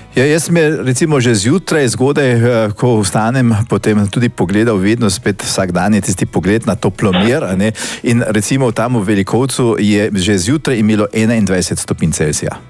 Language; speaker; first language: Slovenian; native; Slovenian